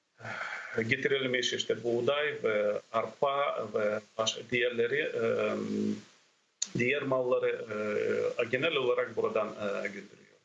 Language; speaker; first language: Turkish; non-native, fluent; Ukrainian